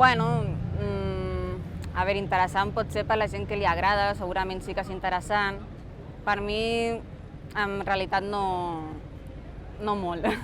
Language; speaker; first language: Catalan; non-native, local second language; Spanish